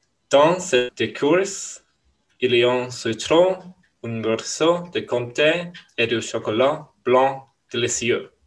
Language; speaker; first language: French; non-native, learner; English